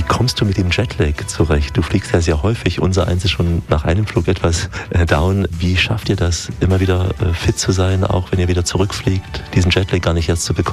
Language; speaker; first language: German; native; German